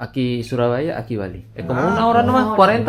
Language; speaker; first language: Spanish; non-native, fluent; Indonesian